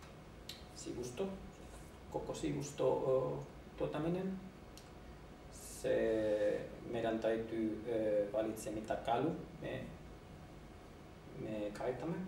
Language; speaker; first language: Finnish; non-native, learner; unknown